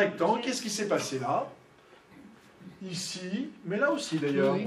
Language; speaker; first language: French; native; French